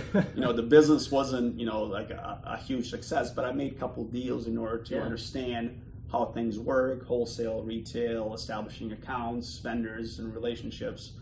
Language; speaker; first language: English; early bilingual, other home language; Bosnian